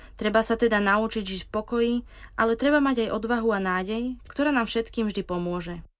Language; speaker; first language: Slovak; native; Slovak